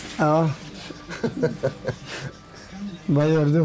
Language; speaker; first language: Swedish; non-native, learner; Turoyo